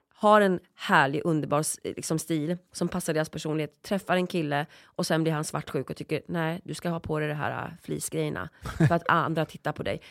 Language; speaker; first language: Swedish; early bilingual, other home language; Polish